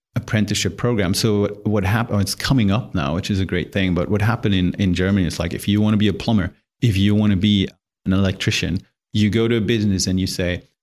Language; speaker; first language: English; non-native, fluent; German